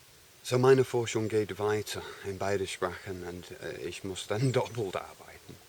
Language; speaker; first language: German; non-native, fluent; English